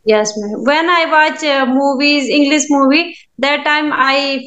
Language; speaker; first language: English; non-native, learner; Hindi